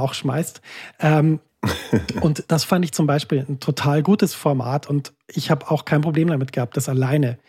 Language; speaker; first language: German; native; German